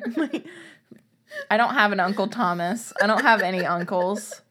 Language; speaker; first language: English; native; English